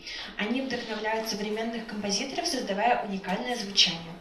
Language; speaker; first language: Russian; native; Russian